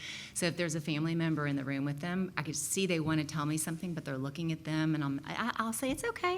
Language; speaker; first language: English; native; English